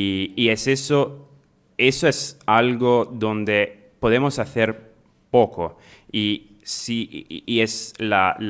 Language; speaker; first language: Spanish; non-native, fluent; Italian